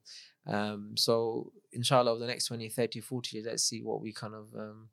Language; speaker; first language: English; native; English